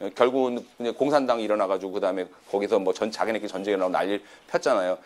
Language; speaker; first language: Korean; native; Korean